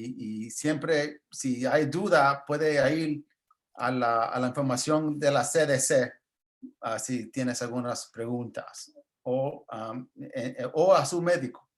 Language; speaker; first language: Spanish; early bilingual, heritage; English